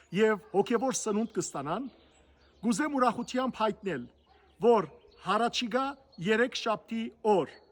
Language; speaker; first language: Armenian; early bilingual, heritage; Armenian